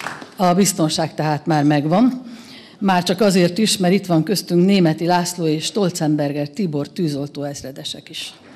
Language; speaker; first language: Hungarian; native; Hungarian